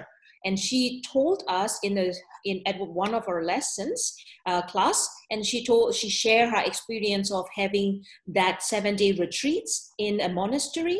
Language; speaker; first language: English; non-native, learner; Burmese